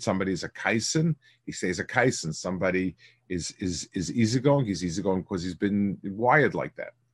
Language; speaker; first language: English; native; English